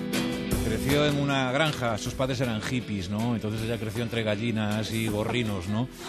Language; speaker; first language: Spanish; native; Spanish